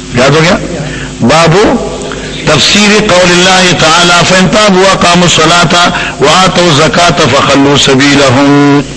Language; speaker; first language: Urdu; non-native, local second language; Northern Hindko